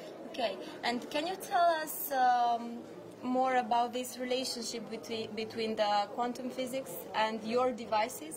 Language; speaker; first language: English; non-native, fluent; Romanian